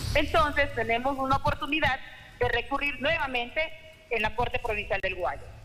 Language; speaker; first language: Spanish; native; Spanish